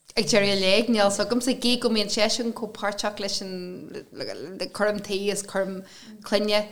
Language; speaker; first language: Irish; non-native, local second language; English